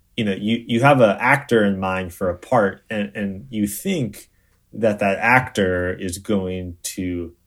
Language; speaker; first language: English; native; English